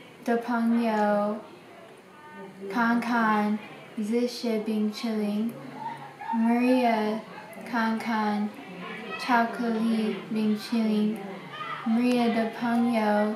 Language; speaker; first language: Chinese; non-native, learner; English